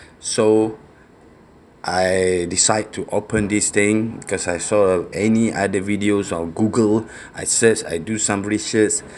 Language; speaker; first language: English; non-native, local second language; Malay